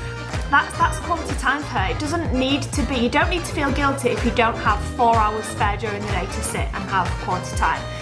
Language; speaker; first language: English; native; English